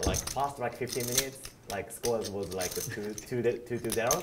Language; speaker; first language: English; non-native, learner; Japanese